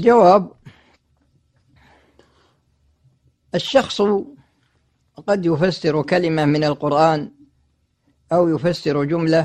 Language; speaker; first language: Arabic; native; Arabic